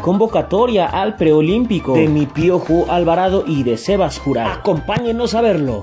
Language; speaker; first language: Spanish; native; Spanish